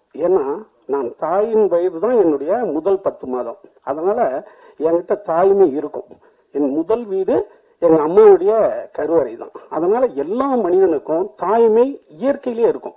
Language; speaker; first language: Tamil; native; Tamil